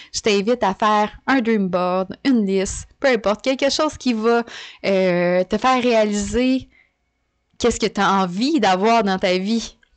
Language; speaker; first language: French; native; French